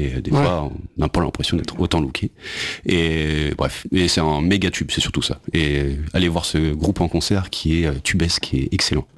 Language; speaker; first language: French; native; French